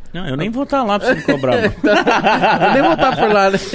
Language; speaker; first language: Portuguese; native; Portuguese